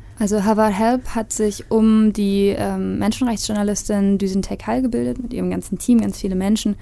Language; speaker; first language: German; native; German